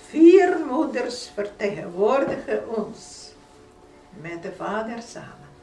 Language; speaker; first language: Dutch; non-native, fluent; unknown